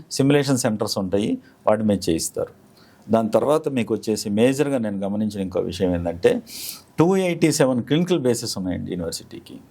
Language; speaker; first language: Telugu; native; Telugu